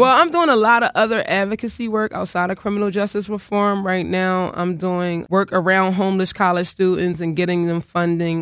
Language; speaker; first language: English; native; English